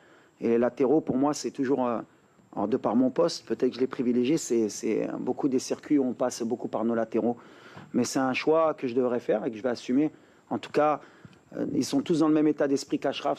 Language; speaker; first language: French; native; French